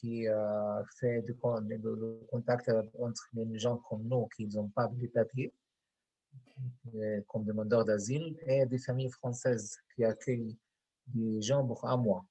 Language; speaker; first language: French; non-native, fluent; Arabic